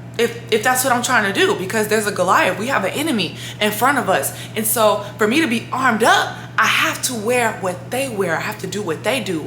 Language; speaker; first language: English; native; English